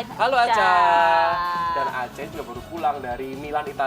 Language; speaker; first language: Indonesian; native; Indonesian